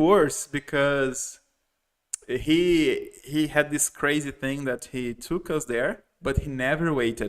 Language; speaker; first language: English; non-native, fluent; Portuguese